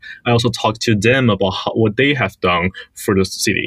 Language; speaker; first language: English; non-native, fluent; Chinese